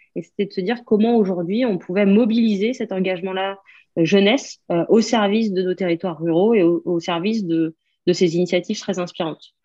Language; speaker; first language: French; native; French